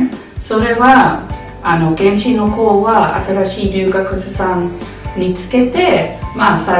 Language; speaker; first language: Japanese; non-native, fluent; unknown